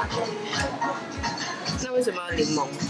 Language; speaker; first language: Chinese; early bilingual, heritage; Chinese